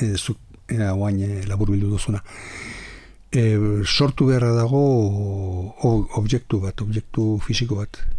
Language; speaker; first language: Basque; non-native, local second language; Spanish